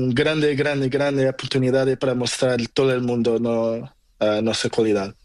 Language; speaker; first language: Spanish; non-native, learner; Portuguese